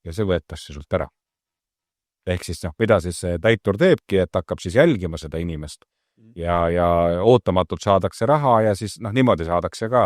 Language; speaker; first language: Estonian; native; Estonian